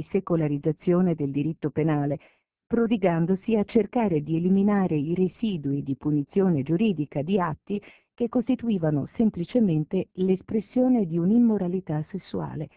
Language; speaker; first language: Italian; native; Italian